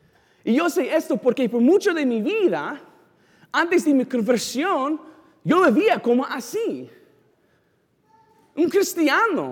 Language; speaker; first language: Spanish; non-native, fluent; English